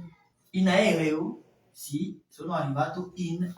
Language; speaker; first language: Italian; non-native, fluent; French